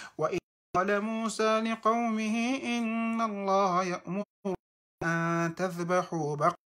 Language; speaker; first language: Arabic; non-native, fluent; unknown